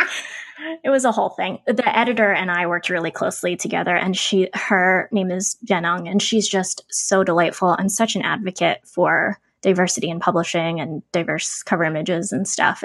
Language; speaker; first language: English; native; English